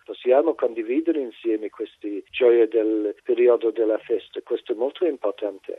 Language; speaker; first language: Italian; non-native, fluent; English